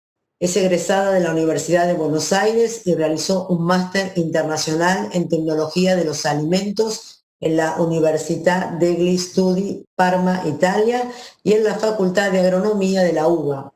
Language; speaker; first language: Spanish; native; Spanish